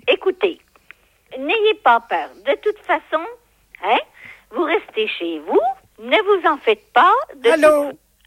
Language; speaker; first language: French; native; French